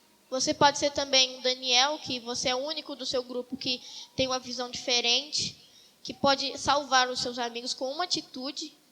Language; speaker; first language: Portuguese; native; Portuguese